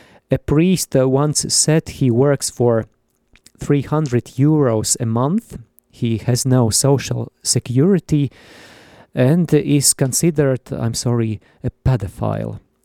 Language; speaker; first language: English; non-native, fluent; Latvian